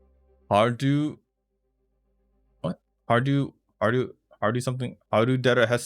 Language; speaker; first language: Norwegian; non-native, learner; English